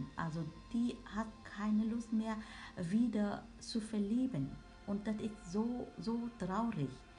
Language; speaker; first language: German; non-native, learner; Vietnamese